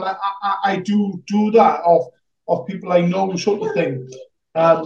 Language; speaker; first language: English; native; English